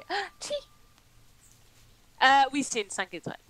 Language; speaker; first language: French; non-native, fluent; English